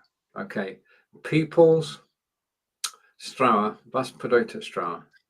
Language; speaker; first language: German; non-native, learner; English